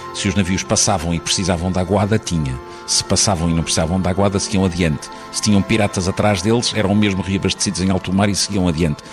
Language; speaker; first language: Portuguese; native; Portuguese